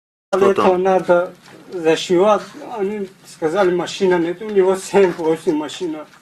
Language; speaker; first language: Russian; non-native, learner; Tajik